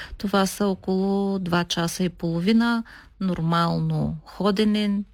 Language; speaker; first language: Bulgarian; native; Bulgarian